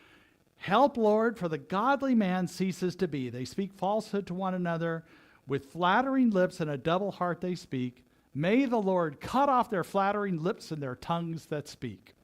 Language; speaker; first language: English; native; English